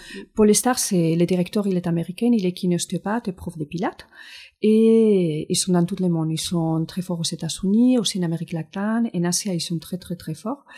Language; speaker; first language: French; non-native, fluent; Spanish